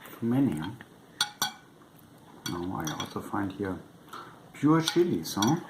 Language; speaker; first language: English; non-native, fluent; German